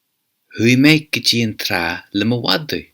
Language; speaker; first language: Irish; non-native, fluent; English